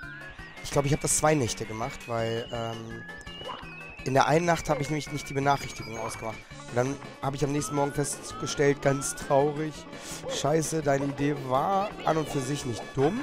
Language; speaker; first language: German; native; German